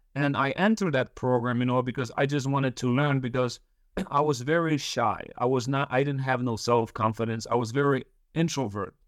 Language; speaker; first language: English; early bilingual, other home language; Polish